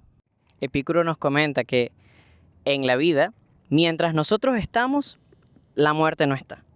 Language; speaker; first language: Spanish; native; Spanish